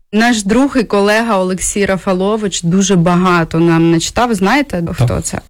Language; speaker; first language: Ukrainian; native; Ukrainian